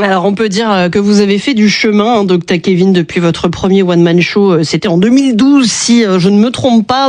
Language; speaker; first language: French; native; French